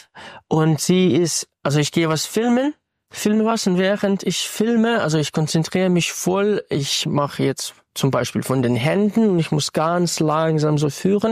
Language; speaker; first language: German; non-native, fluent; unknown